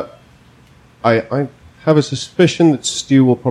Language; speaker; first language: English; non-native, local second language; Afrikaans